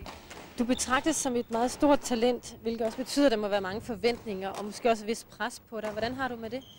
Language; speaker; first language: Danish; native; Danish